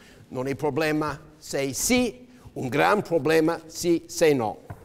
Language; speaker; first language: Italian; non-native, learner; English